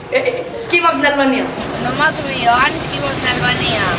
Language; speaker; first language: Greek; early bilingual, other home language; Albanian